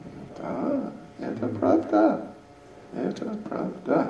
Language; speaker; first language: Russian; non-native, learner; English